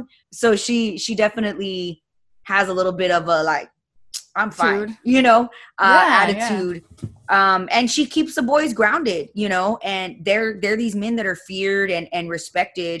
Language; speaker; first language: English; native; English